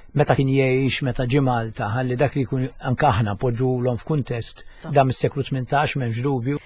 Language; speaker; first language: Maltese; native; Maltese